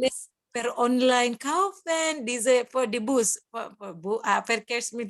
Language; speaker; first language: German; non-native, learner; Cebuano